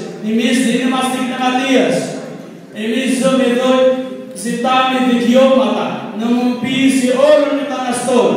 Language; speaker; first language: Greek; non-native, learner; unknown